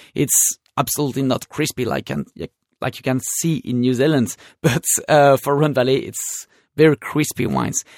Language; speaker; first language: English; non-native, fluent; French